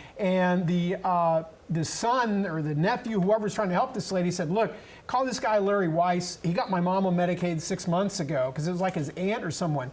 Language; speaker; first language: English; native; English